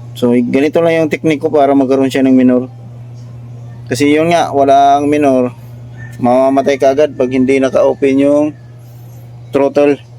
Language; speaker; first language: Filipino; non-native, local second language; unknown